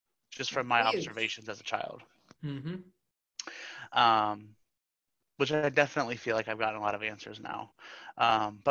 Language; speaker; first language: English; native; English